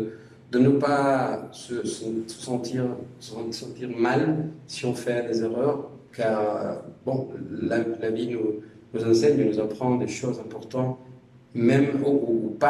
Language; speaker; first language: French; non-native, fluent; Spanish